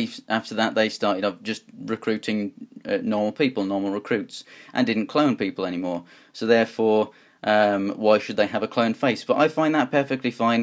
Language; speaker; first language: English; native; English